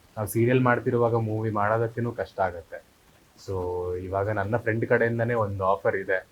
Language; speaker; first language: Kannada; native; Kannada